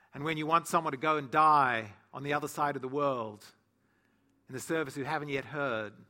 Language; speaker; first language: English; native; English